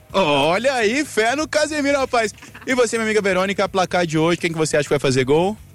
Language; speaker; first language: Portuguese; native; Portuguese